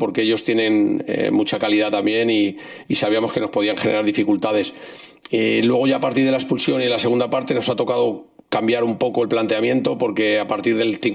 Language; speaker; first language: Spanish; native; Spanish